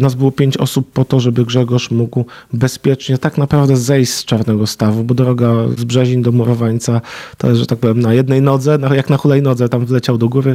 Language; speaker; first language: Polish; native; Polish